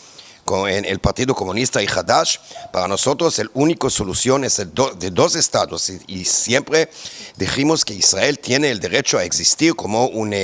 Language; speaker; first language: Spanish; non-native, fluent; Hebrew